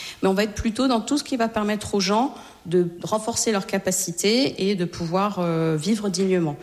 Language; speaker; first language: French; native; French